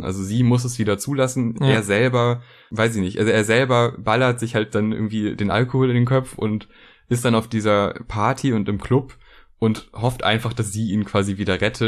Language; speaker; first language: German; native; German